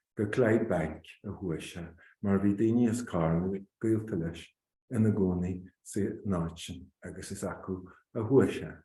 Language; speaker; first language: Irish; native; Irish